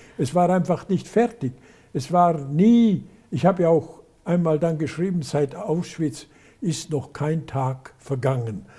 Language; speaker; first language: German; native; German